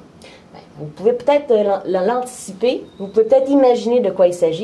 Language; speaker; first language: French; native; French